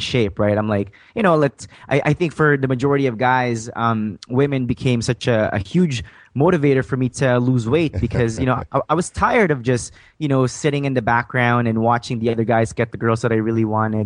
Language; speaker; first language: English; non-native, fluent; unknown